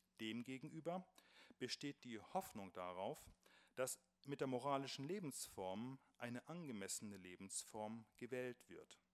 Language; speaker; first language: German; native; German